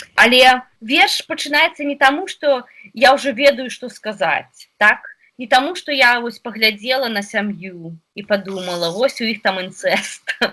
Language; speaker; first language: Belarusian; non-native, local second language; Russian